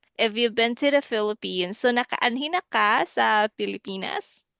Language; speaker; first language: Cebuano; native; Cebuano